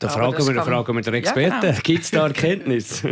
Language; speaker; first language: German; native; German